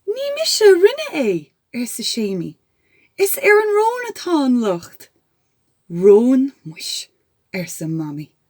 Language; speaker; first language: Irish; native; Irish